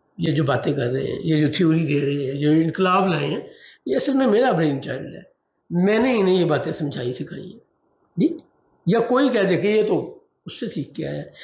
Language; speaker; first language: Urdu; non-native, local second language; Punjabi